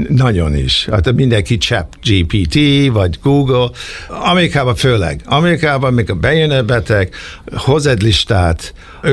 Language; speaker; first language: Hungarian; early bilingual, heritage; Hungarian